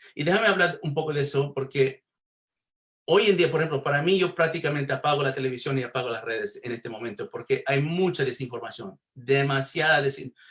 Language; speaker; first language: Spanish; early bilingual, heritage; Spanish